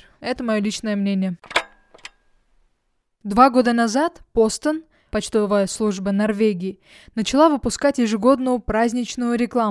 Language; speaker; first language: Russian; native; Russian